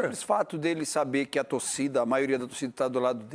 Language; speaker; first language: Portuguese; native; Portuguese